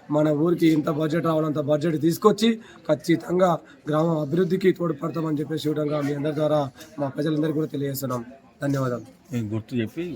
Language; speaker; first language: Telugu; native; Telugu